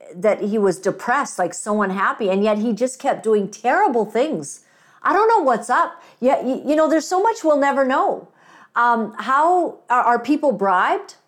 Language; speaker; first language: English; native; English